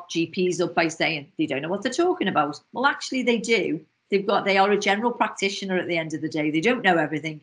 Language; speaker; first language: English; native; English